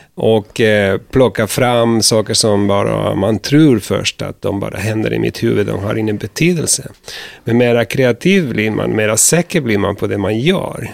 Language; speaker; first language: Swedish; non-native, fluent; Spanish